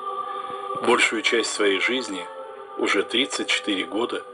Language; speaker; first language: Russian; native; Russian